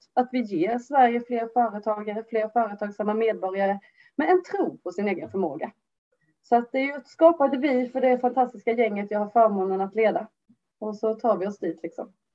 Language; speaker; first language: Swedish; native; Swedish